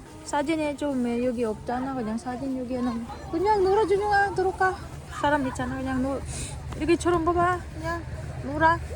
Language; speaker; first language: Korean; non-native, learner; Filipino